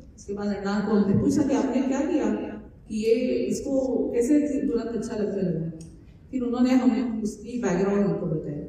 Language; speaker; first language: Hindi; non-native, local second language; Marathi